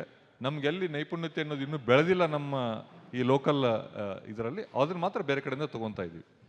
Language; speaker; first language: Kannada; native; Kannada